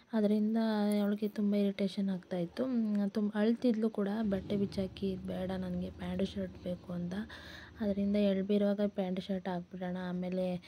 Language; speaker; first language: Kannada; native; Kannada